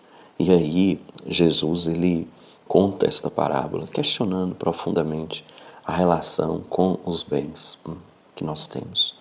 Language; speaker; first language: Portuguese; native; Portuguese